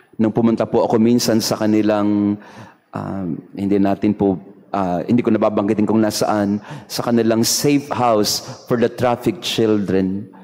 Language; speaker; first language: Filipino; non-native, local second language; Bikol